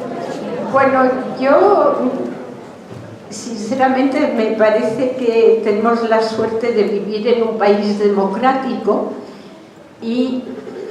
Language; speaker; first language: Spanish; early bilingual, other home language; Hungarian